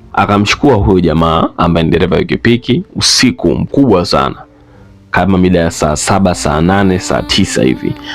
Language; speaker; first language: Swahili; native; Swahili